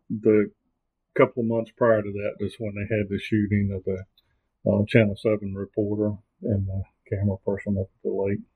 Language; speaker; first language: English; native; English